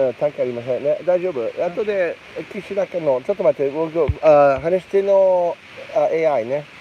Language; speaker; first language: Japanese; non-native, learner; English